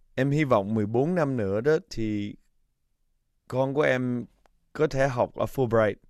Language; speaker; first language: Vietnamese; early bilingual, heritage; Vietnamese